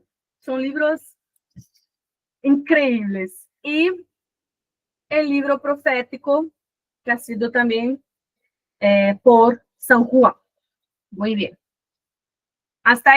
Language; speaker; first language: Spanish; non-native, fluent; Portuguese